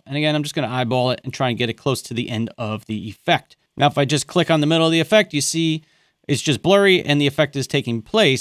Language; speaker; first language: English; native; English